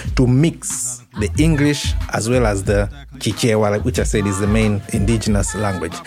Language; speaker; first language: English; non-native, local second language; Nyanja